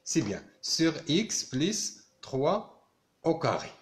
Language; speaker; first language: French; non-native, local second language; Arabic